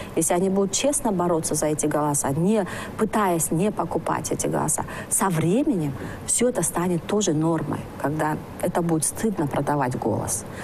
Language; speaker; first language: Russian; non-native, local second language; Kyrgyz